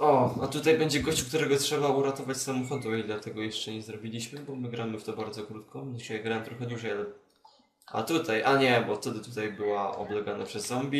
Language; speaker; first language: Polish; native; Polish